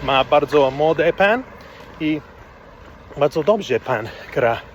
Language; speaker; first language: Polish; non-native, learner; English